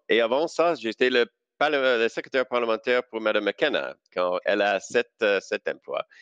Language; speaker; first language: French; non-native, local second language; English